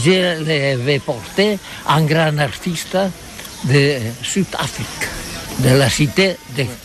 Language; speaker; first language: French; non-native, learner; Catalan